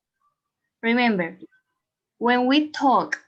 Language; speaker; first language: English; non-native, learner; Spanish